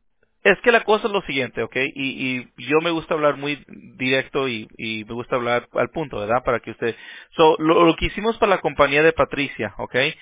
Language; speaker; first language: Spanish; early bilingual, heritage; Spanish